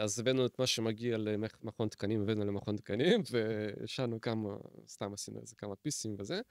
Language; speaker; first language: Hebrew; native; Hebrew